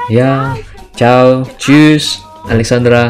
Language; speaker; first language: German; non-native, learner; Indonesian